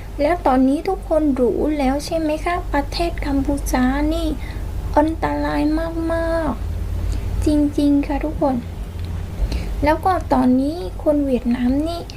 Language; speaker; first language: Thai; non-native, learner; Vietnamese